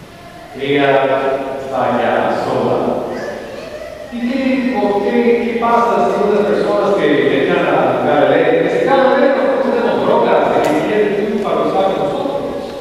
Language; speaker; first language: Spanish; non-native, learner; English